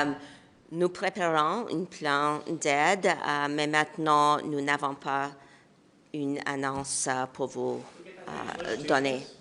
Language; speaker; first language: French; non-native, local second language; English